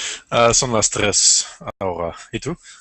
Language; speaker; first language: Spanish; non-native, learner; English